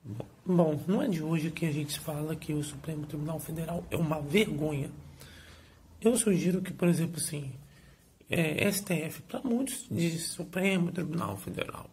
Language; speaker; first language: Portuguese; native; Portuguese